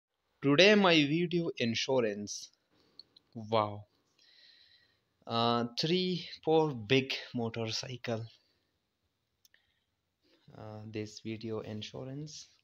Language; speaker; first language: English; non-native, learner; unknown